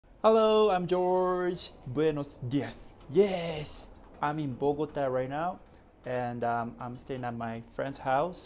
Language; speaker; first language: English; non-native, fluent; Japanese